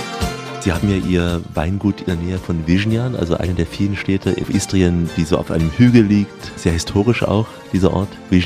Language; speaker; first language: German; native; German